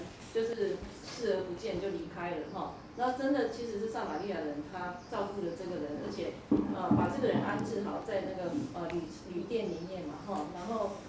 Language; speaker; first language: Chinese; native; Chinese